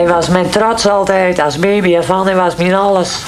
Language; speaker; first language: Dutch; native; Dutch